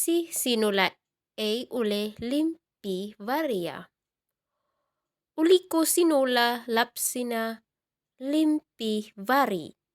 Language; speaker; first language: Finnish; non-native, learner; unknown